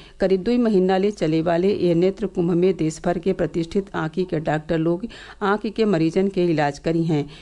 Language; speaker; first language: Bhojpuri; native; Bhojpuri